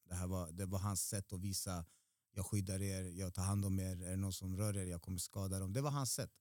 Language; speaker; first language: Swedish; early bilingual, other home language; Spanish